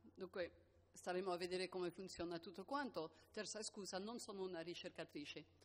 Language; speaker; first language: Italian; non-native, fluent; French